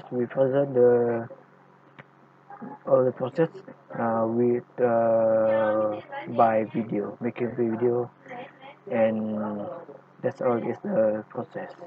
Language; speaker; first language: English; non-native, local second language; Malay